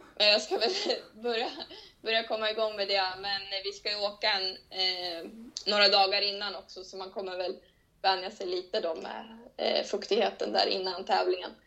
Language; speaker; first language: Swedish; native; Swedish